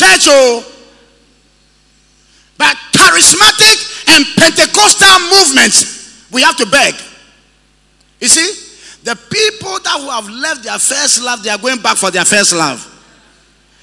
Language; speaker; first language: English; non-native, local second language; Ewe